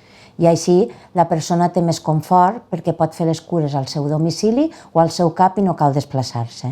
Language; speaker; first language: Catalan; native; Catalan